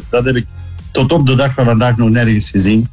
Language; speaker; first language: Dutch; native; Dutch